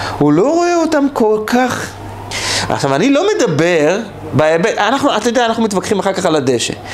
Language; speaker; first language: Hebrew; native; Hebrew